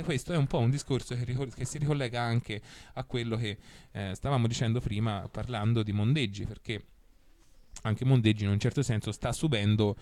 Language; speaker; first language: Italian; native; Italian